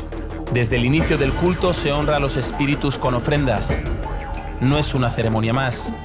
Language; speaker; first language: Spanish; native; Spanish